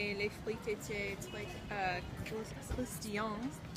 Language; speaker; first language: French; non-native, learner; English